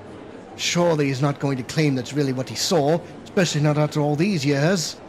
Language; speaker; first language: English; native; English